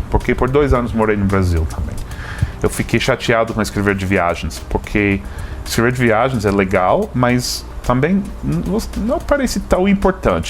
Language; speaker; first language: Portuguese; non-native, fluent; English